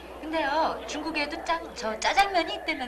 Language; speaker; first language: Korean; native; Korean